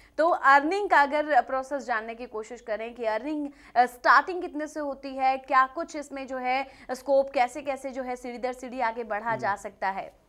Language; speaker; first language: Hindi; native; Hindi